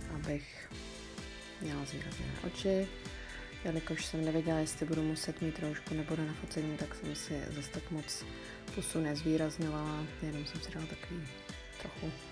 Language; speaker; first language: Czech; native; Czech